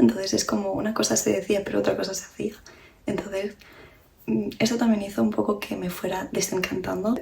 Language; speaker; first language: Spanish; early bilingual, other home language; Romanian